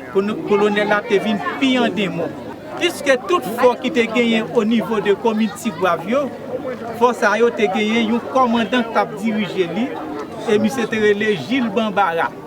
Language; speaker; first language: Haitian Creole; native; Haitian Creole